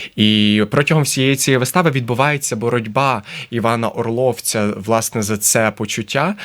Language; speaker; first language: Ukrainian; native; Ukrainian